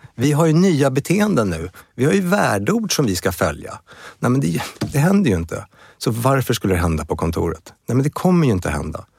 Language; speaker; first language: Swedish; native; Swedish